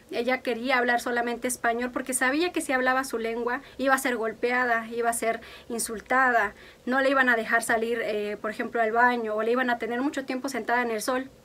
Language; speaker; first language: Spanish; non-native, local second language; Mixtepec Mixtec